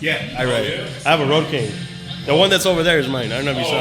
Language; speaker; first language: English; native; English